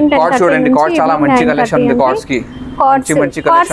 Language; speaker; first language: Telugu; non-native, local second language; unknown